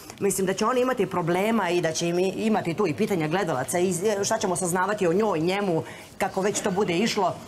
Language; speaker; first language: Serbian; native; Serbian